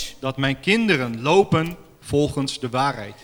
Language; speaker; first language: Dutch; non-native, fluent; Armenian